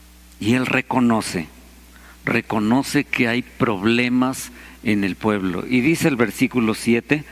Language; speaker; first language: Spanish; native; Spanish